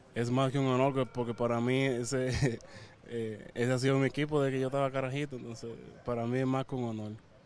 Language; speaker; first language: Spanish; native; Spanish